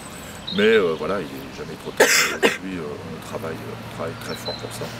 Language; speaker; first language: French; native; French